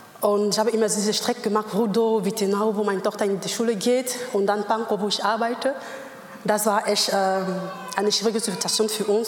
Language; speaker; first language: German; non-native, learner; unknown